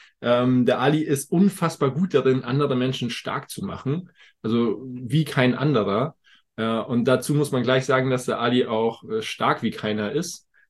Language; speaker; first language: German; native; German